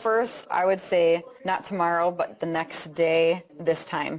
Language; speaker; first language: English; native; English